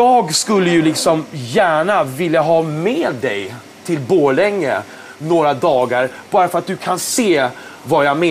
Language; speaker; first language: Swedish; native; Swedish